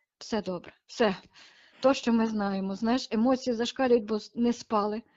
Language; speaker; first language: Ukrainian; native; Ukrainian